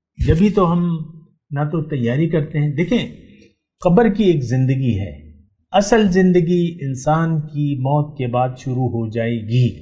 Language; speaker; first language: Urdu; non-native, local second language; Pashto